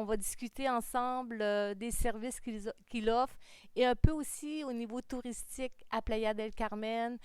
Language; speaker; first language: French; native; French